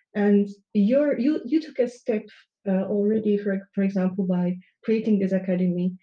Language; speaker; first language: English; non-native, fluent; Turkish